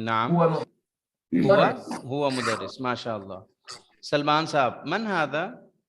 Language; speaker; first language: Arabic; non-native, fluent; Urdu